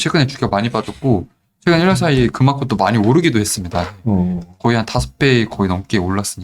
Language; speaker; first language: Korean; native; Korean